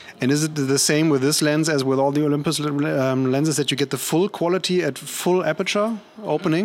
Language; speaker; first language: English; non-native, fluent; German